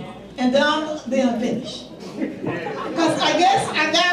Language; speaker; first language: English; native; English